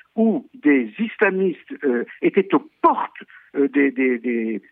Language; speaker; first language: French; native; French